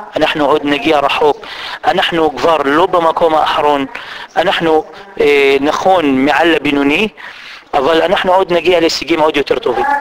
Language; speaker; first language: Hebrew; non-native, local second language; Arabic